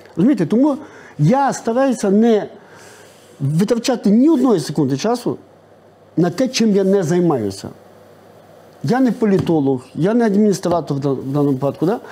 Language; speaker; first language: Ukrainian; native; Ukrainian